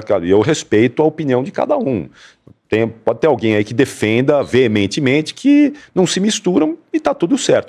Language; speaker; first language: Portuguese; native; Portuguese